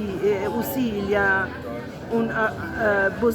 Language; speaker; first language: French; non-native, learner; Italian